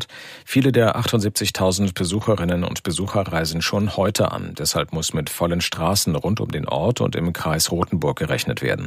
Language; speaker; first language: German; native; German